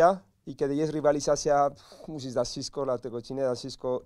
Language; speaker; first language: Polish; non-native, learner; Spanish